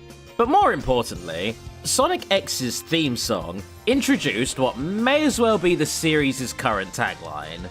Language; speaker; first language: English; native; English